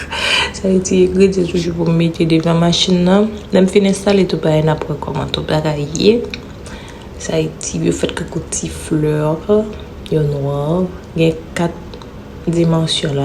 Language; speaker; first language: French; non-native, learner; Haitian Creole